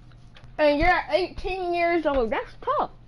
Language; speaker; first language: English; native; English